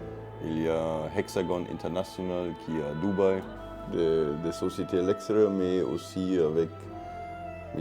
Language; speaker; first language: French; non-native, fluent; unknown